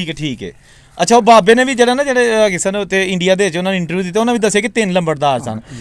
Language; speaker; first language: Punjabi; native; Punjabi